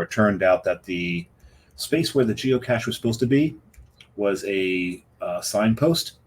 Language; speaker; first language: English; native; English